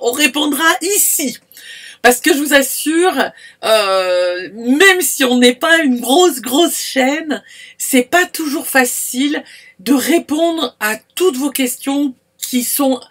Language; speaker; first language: French; native; French